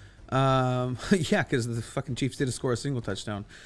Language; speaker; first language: English; early bilingual, other home language; Spanish